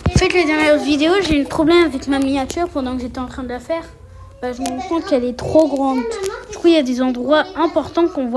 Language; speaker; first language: French; native; French